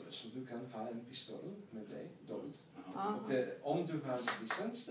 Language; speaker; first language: Swedish; non-native, learner; English